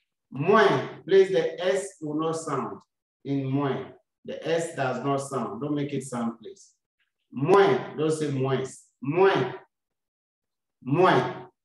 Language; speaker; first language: English; non-native, local second language; Akan